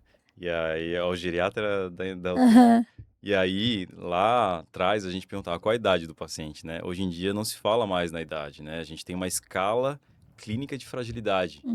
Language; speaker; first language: Portuguese; native; Portuguese